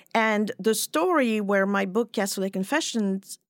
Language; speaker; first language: English; non-native, fluent; French